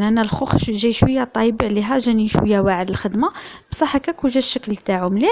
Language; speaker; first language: Arabic; native; Arabic